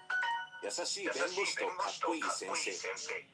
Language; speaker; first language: Japanese; non-native, learner; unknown